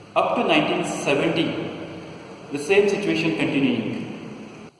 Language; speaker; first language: English; non-native, local second language; Kannada